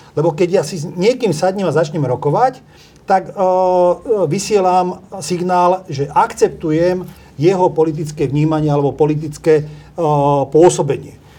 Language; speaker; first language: Slovak; non-native, local second language; Hungarian